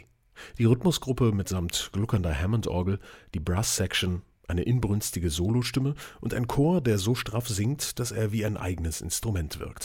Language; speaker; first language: German; native; German